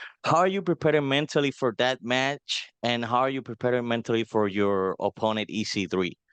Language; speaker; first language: English; non-native, fluent; Spanish